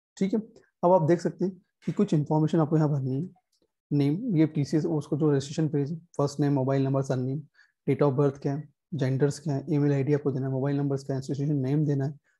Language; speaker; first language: Hindi; native; Hindi